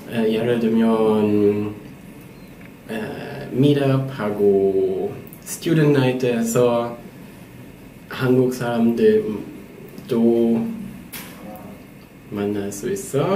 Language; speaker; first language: Korean; non-native, learner; German